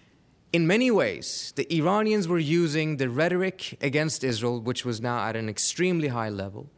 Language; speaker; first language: English; non-native, fluent; Persian